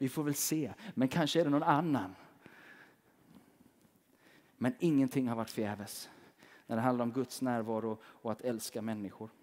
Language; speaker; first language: Swedish; native; Swedish